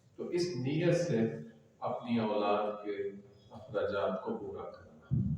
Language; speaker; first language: Urdu; non-native, local second language; Punjabi